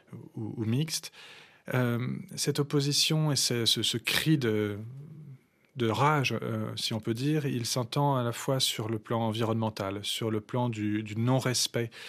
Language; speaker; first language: French; native; French